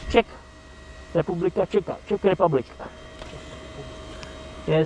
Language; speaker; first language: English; non-native, learner; Czech